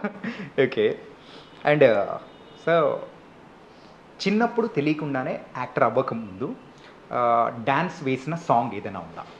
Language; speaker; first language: Telugu; native; Telugu